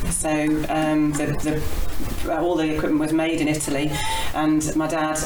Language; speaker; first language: English; native; English